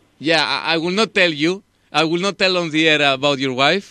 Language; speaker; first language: English; non-native, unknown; Greek